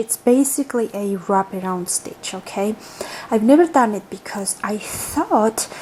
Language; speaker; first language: English; non-native, fluent; Georgian